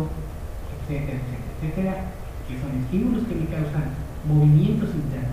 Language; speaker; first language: Spanish; native; Spanish